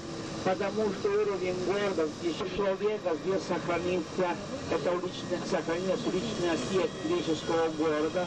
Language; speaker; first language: Russian; non-native, fluent; Italian